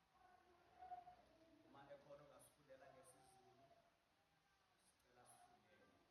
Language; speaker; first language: Zulu; non-native, local second language; Xhosa